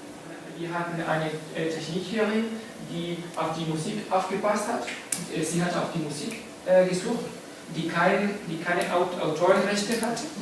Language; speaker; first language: German; non-native, fluent; Spanish